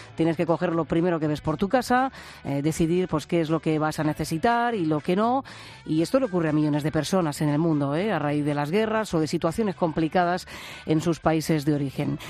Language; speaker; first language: Spanish; native; Spanish